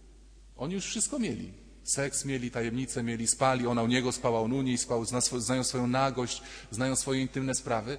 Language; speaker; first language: Polish; native; Polish